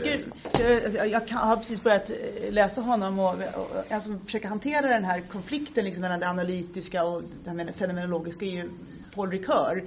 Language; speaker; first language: Swedish; native; Swedish